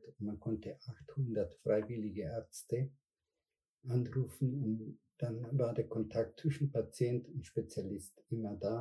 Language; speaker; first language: German; non-native, fluent; Spanish